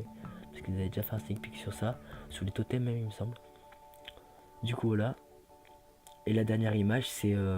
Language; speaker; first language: French; native; French